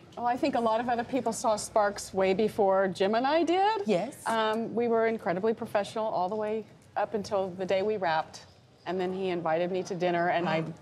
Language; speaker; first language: English; native; English